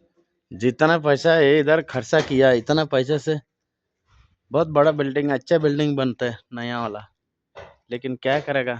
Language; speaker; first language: Hindi; non-native, fluent; Bangla